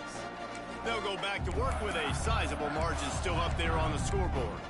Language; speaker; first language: English; native; English